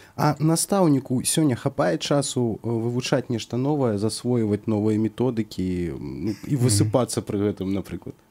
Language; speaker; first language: Belarusian; native; Belarusian